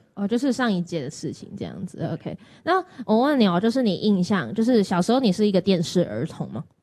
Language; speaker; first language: Chinese; non-native, local second language; Cantonese